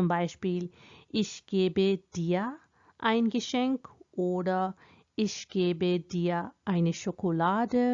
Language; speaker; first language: German; non-native, fluent; Hindi